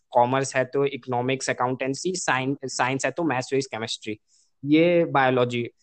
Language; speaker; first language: Hindi; native; Hindi